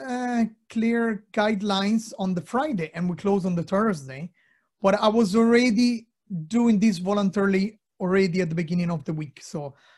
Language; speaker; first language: English; non-native, fluent; Italian